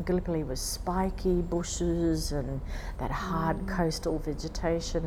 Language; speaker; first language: English; native; English